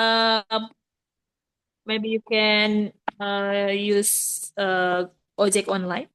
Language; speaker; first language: English; non-native, learner; Indonesian